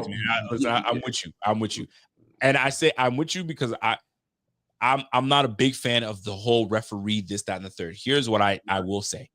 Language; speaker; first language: English; native; English